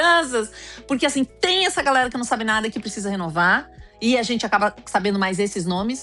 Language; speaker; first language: Portuguese; native; Portuguese